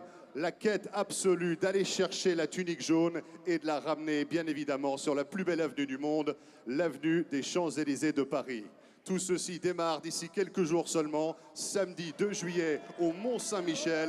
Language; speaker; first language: French; native; French